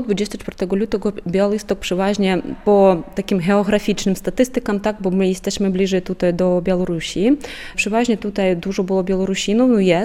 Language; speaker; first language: Polish; non-native, fluent; Ukrainian